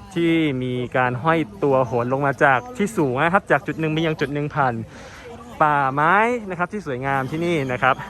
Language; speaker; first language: Thai; native; Thai